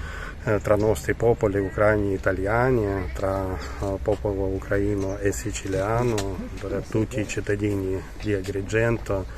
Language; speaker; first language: Italian; non-native, learner; Ukrainian